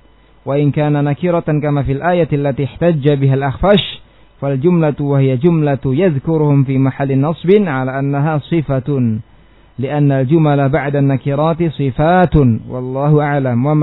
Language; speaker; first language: Arabic; non-native, fluent; Indonesian